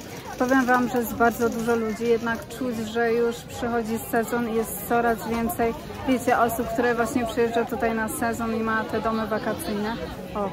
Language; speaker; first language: Polish; native; Polish